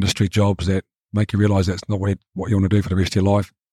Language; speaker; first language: English; native; English